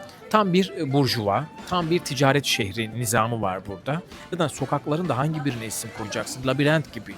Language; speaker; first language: Turkish; native; Turkish